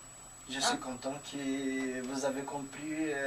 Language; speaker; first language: French; non-native, fluent; Portuguese